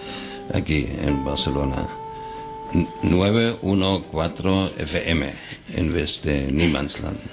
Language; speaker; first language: Spanish; non-native, fluent; German